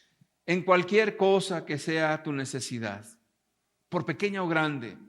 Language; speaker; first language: Spanish; native; Spanish